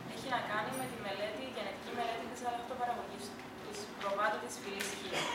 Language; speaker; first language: Greek; native; Greek